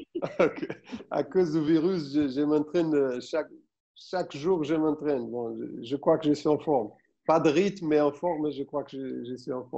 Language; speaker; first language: French; non-native, fluent; Portuguese